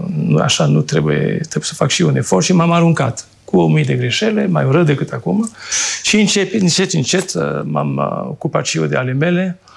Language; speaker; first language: Romanian; non-native, fluent; French